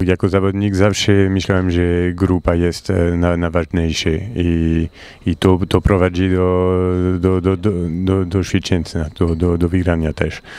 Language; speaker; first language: Polish; non-native, learner; French